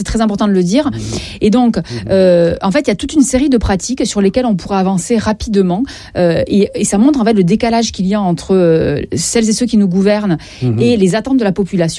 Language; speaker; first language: French; native; French